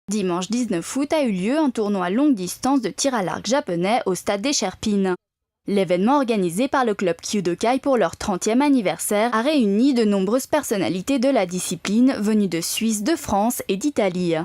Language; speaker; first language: French; native; French